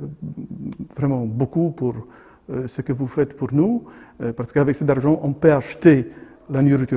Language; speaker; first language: French; non-native, fluent; Polish